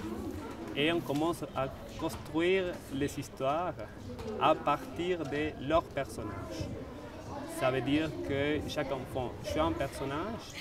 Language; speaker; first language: French; non-native, fluent; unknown